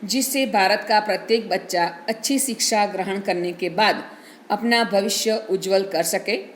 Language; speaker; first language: Hindi; non-native, local second language; Gujarati